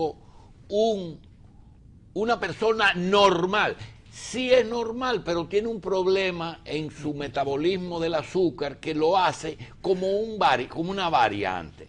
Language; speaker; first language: Spanish; native; Spanish